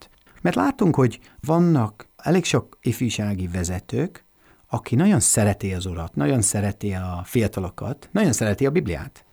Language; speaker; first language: Hungarian; non-native, fluent; English